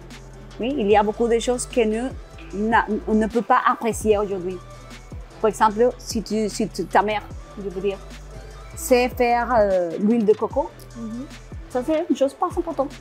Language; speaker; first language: French; non-native, learner; Spanish